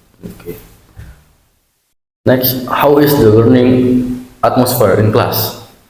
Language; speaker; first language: English; non-native, learner; Indonesian